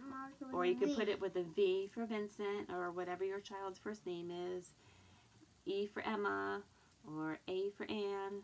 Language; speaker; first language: English; native; English